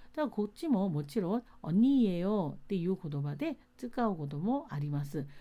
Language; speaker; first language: Japanese; non-native, fluent; Korean